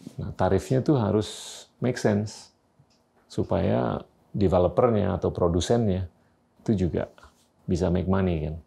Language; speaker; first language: Indonesian; native; Indonesian